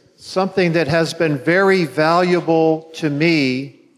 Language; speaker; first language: English; native; English